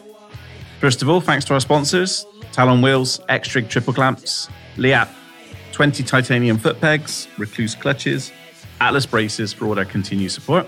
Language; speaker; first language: English; native; English